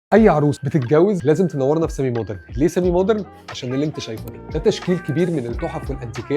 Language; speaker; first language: Arabic; native; Arabic